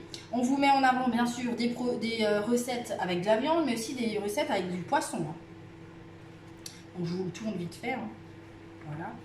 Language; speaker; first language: French; native; French